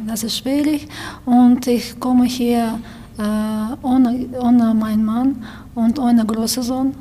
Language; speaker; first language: German; non-native, learner; Ukrainian